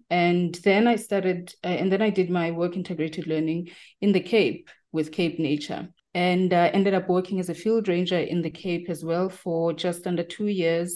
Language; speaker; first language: English; non-native, local second language; Tsonga